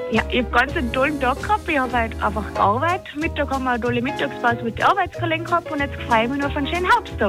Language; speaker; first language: German; native; German